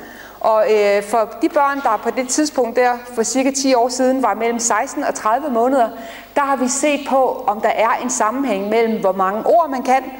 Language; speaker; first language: Danish; native; Danish